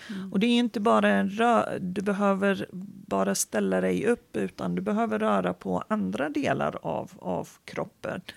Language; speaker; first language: Swedish; non-native, fluent; Arabic